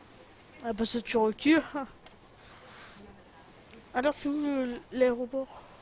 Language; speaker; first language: French; native; French